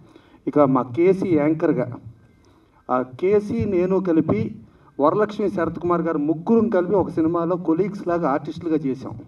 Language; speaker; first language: Telugu; native; Telugu